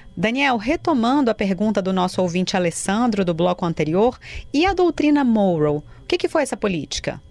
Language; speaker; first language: Portuguese; native; Portuguese